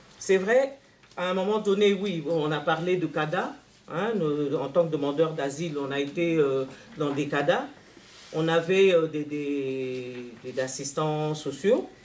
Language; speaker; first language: French; non-native, local second language; Luba-Lulua